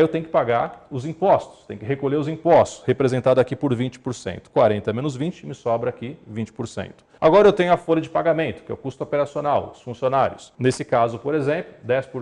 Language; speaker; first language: Portuguese; native; Portuguese